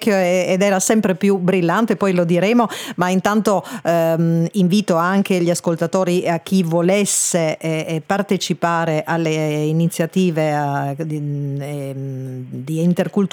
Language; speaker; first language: Italian; native; Italian